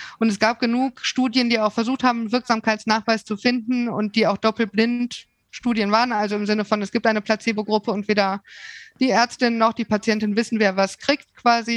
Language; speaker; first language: German; native; German